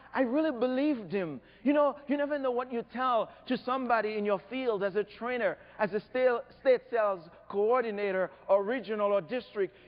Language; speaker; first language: English; non-native, fluent; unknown